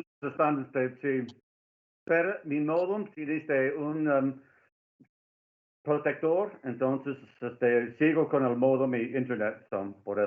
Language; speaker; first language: Spanish; non-native, fluent; English